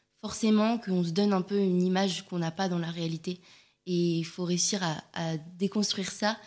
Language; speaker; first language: French; native; French